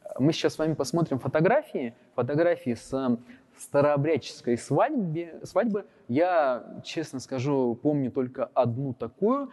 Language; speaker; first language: Russian; native; Russian